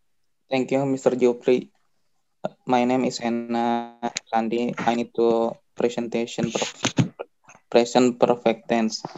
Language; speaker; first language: English; non-native, learner; Indonesian